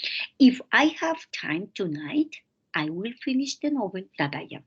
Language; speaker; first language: English; non-native, fluent; Spanish